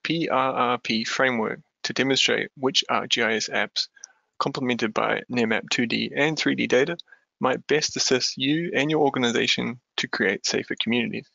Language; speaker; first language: English; native; English